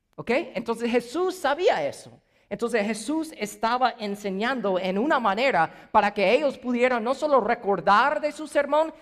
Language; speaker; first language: Spanish; non-native, fluent; English